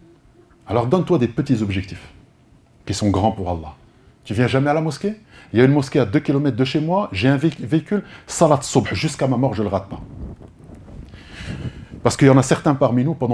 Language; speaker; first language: French; native; French